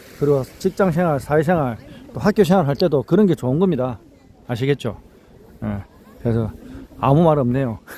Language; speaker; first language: Korean; native; Korean